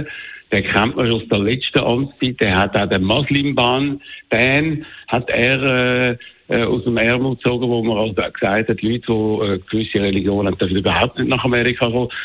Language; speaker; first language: German; native; German